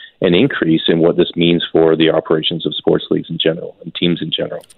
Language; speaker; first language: English; native; English